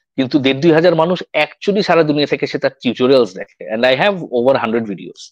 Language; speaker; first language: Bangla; native; Bangla